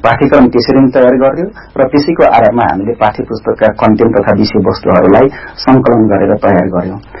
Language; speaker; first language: Nepali; non-native, local second language; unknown